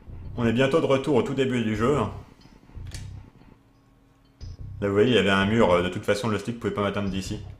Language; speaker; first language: French; native; French